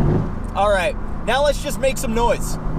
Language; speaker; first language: English; native; English